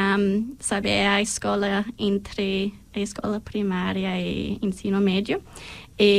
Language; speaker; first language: Portuguese; non-native, fluent; English